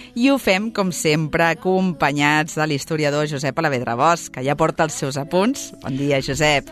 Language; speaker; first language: Catalan; native; Catalan